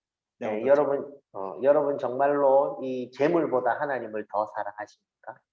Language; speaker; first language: Korean; native; Korean